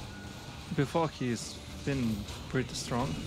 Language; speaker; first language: English; non-native, fluent; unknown